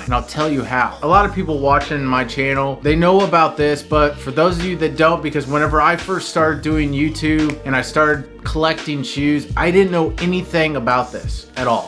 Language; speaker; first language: English; native; English